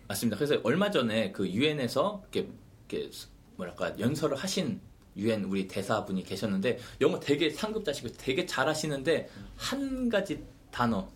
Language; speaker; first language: Korean; non-native, fluent; English